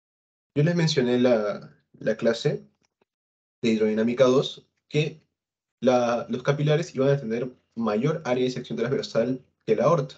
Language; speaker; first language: Spanish; native; Spanish